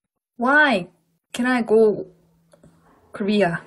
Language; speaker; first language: English; non-native, learner; Korean